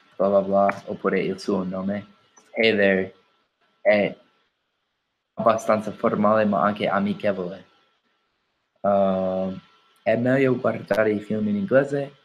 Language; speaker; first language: Italian; non-native, fluent; English